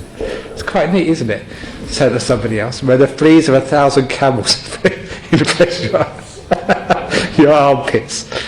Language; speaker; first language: English; native; English